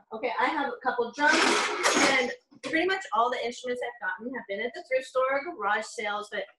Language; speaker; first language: English; early bilingual, other home language; Spanish